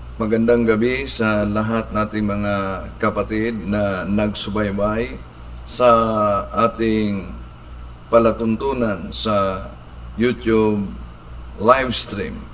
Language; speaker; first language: Filipino; non-native, local second language; Cebuano